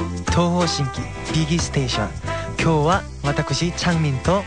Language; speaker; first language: Japanese; non-native, fluent; Korean